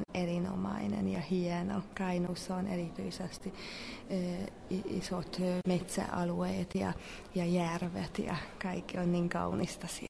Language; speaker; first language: Finnish; non-native, fluent; Hungarian